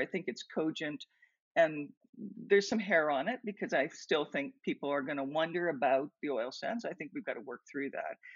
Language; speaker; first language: English; native; English